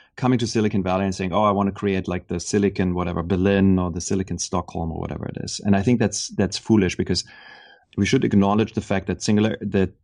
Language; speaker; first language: English; non-native, fluent; German